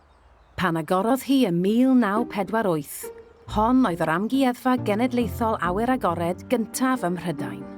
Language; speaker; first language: Welsh; native; Welsh